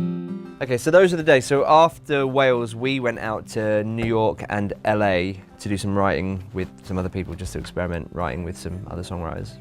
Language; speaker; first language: English; native; English